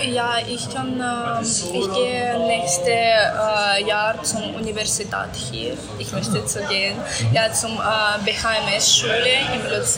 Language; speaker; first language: German; non-native, learner; Ukrainian